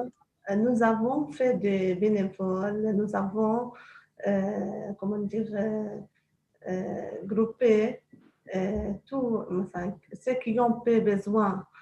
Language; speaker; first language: French; non-native, local second language; Arabic